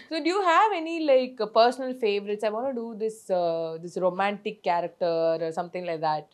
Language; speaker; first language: English; non-native, local second language; Tamil